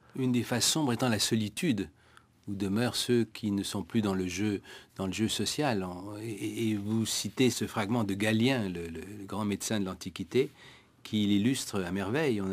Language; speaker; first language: French; native; French